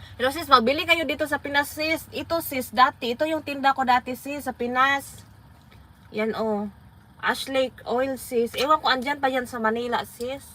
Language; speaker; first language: Filipino; non-native, local second language; Waray